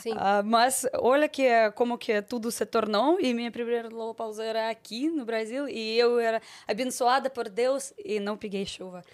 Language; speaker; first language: Portuguese; non-native, fluent; Russian